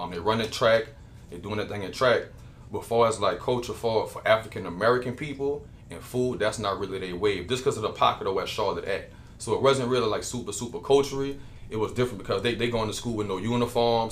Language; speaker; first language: English; native; English